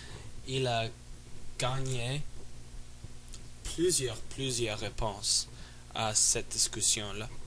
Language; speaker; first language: French; non-native, learner; English